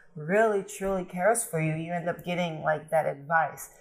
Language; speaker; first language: English; early bilingual, other home language; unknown